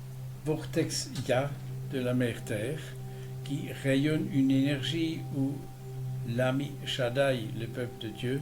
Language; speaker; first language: French; native; French